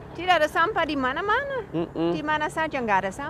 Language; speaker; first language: Indonesian; non-native, fluent; English